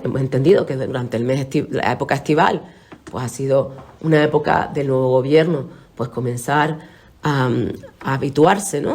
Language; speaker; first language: Spanish; native; Spanish